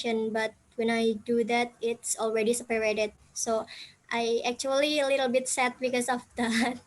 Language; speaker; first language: English; non-native, fluent; Indonesian